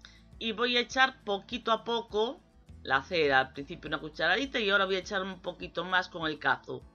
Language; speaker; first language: Spanish; native; Spanish